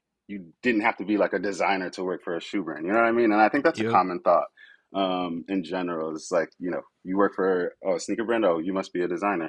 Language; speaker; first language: English; native; English